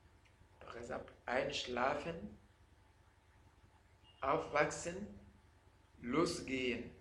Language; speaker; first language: German; non-native, fluent; French